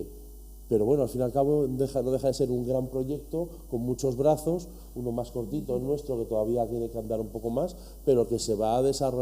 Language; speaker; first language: Spanish; native; Spanish